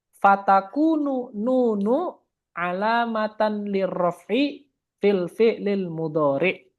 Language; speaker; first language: Arabic; non-native, fluent; Indonesian